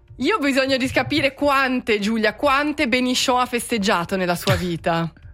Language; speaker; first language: Italian; native; Italian